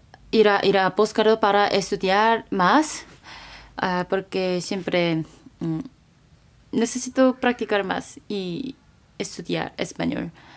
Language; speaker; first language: Spanish; non-native, learner; Korean